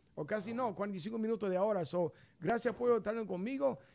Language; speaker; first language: Spanish; non-native, learner; English